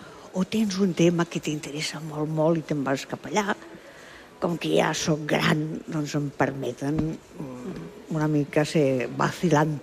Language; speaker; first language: Catalan; non-native, local second language; Spanish